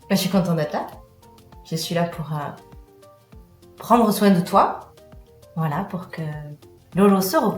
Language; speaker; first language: French; native; French